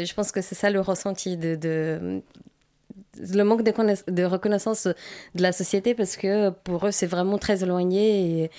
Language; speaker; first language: French; non-native, fluent; Portuguese